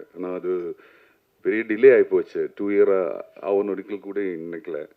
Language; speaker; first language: Tamil; non-native, learner; Malayalam